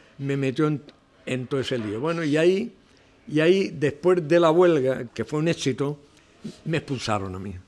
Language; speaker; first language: Spanish; non-native, local second language; Catalan